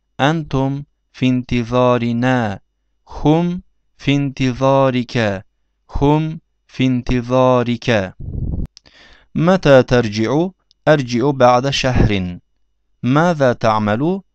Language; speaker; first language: Arabic; non-native, fluent; Turkish